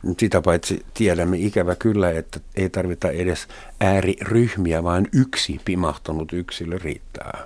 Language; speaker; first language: Finnish; non-native, fluent; German